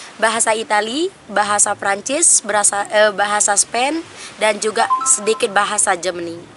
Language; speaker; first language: Indonesian; non-native, local second language; Sasak